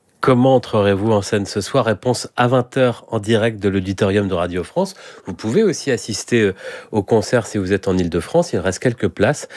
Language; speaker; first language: French; native; French